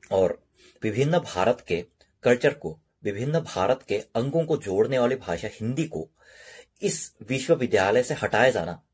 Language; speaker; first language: Hindi; non-native, learner; Korean